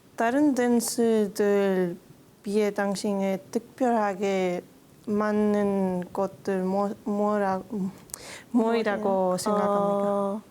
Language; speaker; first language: Korean; non-native, learner; Spanish